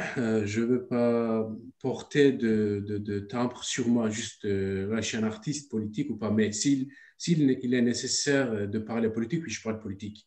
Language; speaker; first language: French; non-native, learner; Turkish